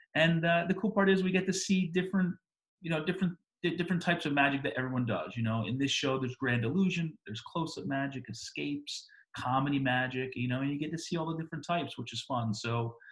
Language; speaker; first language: English; native; English